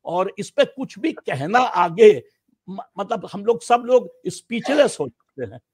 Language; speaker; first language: Hindi; native; Hindi